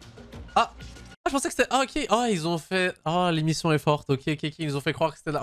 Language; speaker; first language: French; native; French